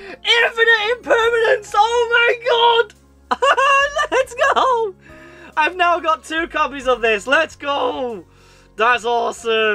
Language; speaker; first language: English; native; English